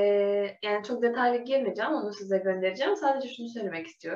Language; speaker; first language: Turkish; non-native, fluent; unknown